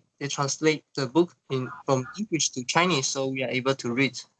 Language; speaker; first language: English; non-native, local second language; Chinese